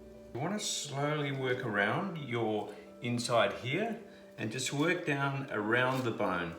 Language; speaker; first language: English; native; English